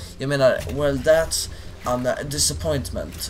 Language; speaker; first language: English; non-native, fluent; Swedish